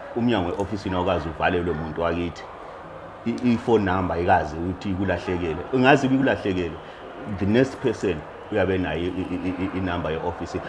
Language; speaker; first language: Zulu; native; Zulu